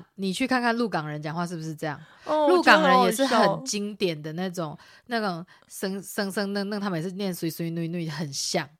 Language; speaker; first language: Chinese; native; Chinese